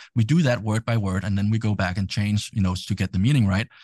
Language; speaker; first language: English; non-native, fluent; Danish